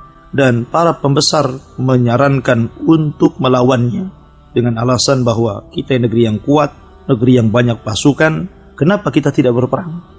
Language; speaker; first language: Indonesian; native; Indonesian